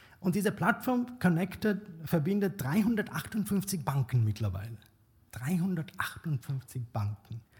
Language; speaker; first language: German; non-native, fluent; Bangla